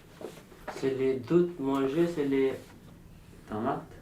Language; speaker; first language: French; non-native, learner; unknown